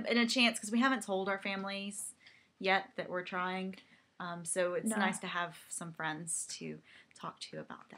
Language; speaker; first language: English; native; English